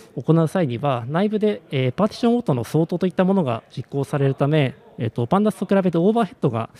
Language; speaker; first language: Japanese; native; Japanese